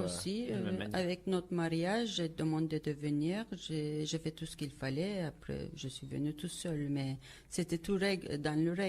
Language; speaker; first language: French; non-native, learner; Turkish